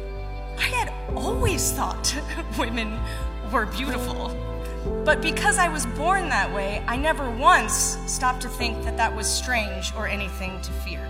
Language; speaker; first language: English; native; English